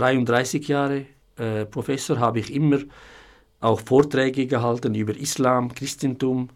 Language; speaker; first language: German; non-native, fluent; Arabic